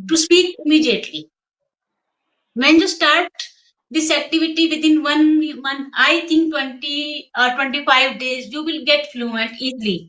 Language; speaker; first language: English; non-native, local second language; Hindi